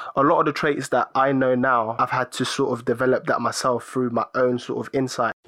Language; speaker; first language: English; early bilingual, other home language; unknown